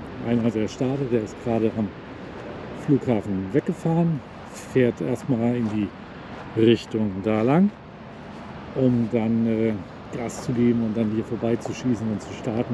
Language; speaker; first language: German; native; German